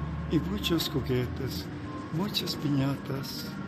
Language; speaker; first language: Spanish; native; Spanish